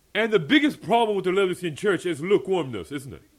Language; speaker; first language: English; early bilingual, other home language; Korean